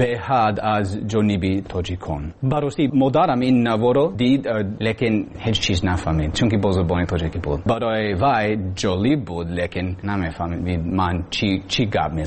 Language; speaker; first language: Persian; non-native, learner; English